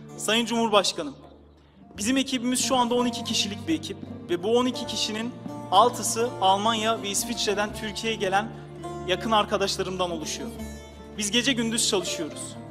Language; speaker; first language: Turkish; early bilingual, heritage; Turkish